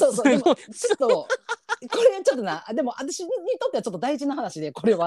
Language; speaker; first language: Japanese; native; Japanese